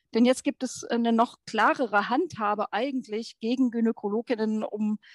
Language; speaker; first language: German; native; German